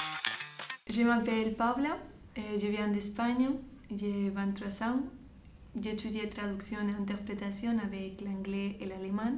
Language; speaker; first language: French; non-native, fluent; Spanish